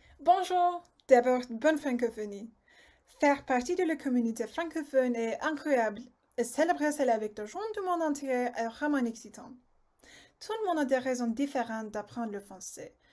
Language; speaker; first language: French; non-native, learner; Turkish